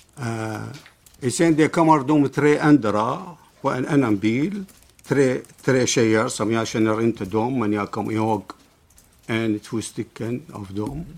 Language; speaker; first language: Swedish; non-native, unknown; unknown